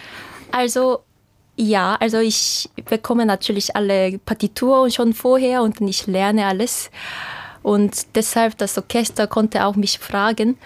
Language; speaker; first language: German; non-native, fluent; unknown